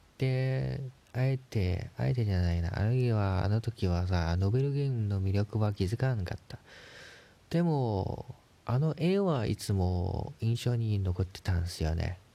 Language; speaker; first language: Japanese; non-native, fluent; Chinese